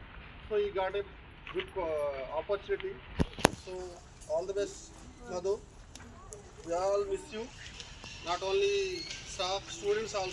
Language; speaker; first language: English; non-native, local second language; Telugu